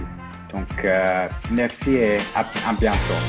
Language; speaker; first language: French; non-native, fluent; English